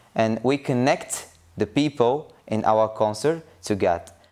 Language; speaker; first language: English; non-native, learner; Bulgarian